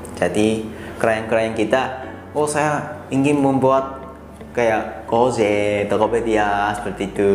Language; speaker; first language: Indonesian; non-native, fluent; Japanese